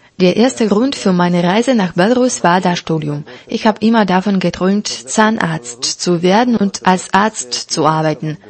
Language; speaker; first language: German; non-native, fluent; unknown